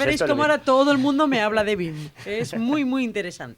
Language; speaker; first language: Spanish; native; Spanish